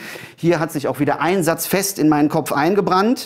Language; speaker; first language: German; native; German